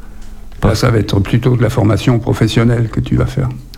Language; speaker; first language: French; native; French